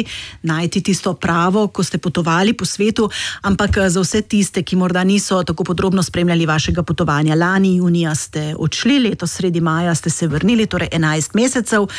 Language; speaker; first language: Slovenian; native; Slovenian